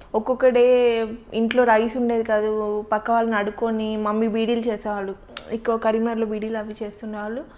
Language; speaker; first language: Telugu; native; Telugu